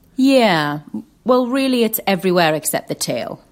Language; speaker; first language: English; native; English